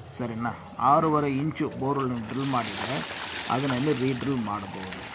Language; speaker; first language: Kannada; non-native, local second language; Tamil